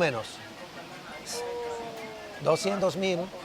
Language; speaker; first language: Spanish; non-native, learner; English